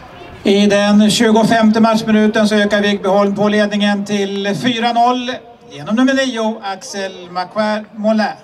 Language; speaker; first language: Swedish; native; Swedish